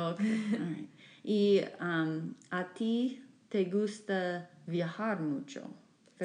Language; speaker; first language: Spanish; non-native, fluent; English